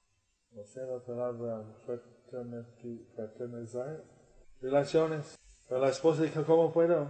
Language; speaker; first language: Spanish; non-native, learner; English